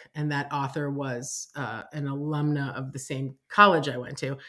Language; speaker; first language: English; native; English